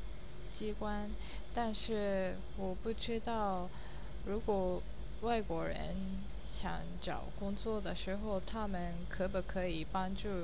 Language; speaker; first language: Chinese; non-native, learner; Japanese